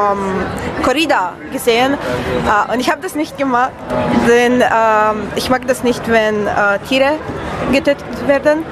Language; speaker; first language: German; non-native, learner; Romanian